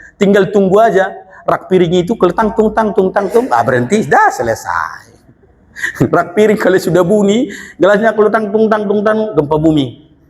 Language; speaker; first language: Indonesian; non-native, local second language; Batak Toba